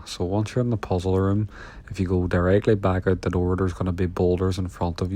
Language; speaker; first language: English; native; English